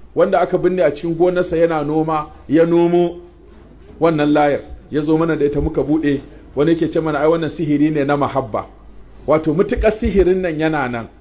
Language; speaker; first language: Hausa; native; Hausa